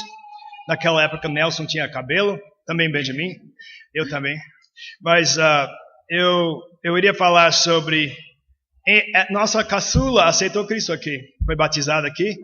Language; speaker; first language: Portuguese; non-native, fluent; English